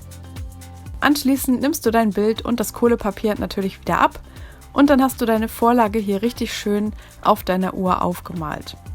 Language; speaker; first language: German; native; German